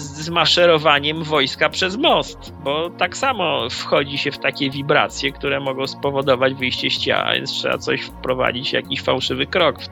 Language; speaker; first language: Polish; native; Polish